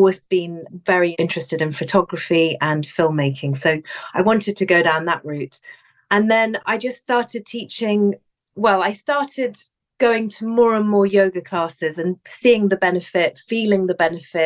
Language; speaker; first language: English; native; English